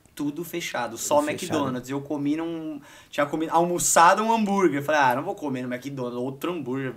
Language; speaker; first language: Portuguese; native; Portuguese